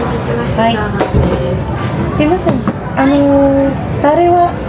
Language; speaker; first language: Japanese; non-native, fluent; Filipino